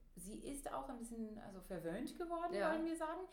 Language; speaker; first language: German; non-native, fluent; English